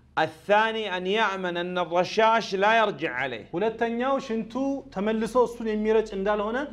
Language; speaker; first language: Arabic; non-native, fluent; Amharic